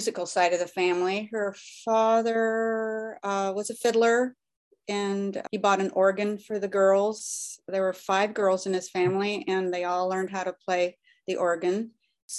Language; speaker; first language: English; early bilingual, other home language; Norwegian